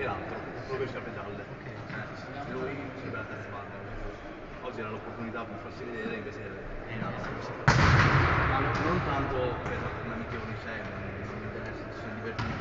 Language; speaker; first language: Italian; native; Italian